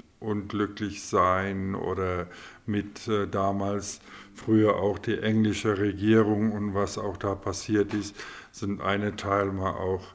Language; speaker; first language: German; non-native, local second language; Afrikaans